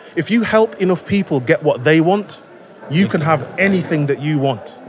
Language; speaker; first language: English; native; English